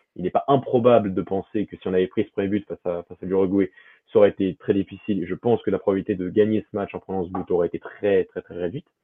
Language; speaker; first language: French; early bilingual, other home language; Portuguese